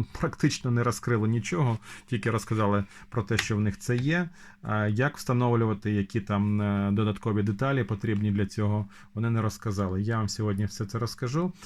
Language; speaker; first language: Ukrainian; non-native, local second language; Russian